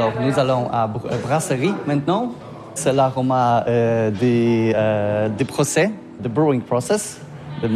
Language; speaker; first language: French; non-native, learner; Polish